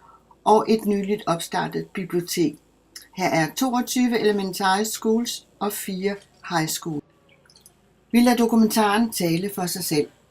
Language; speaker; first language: Danish; native; Danish